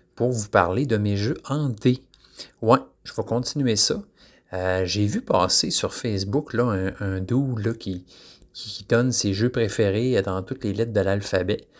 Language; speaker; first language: French; native; French